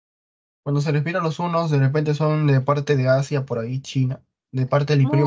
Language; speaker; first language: Spanish; native; Spanish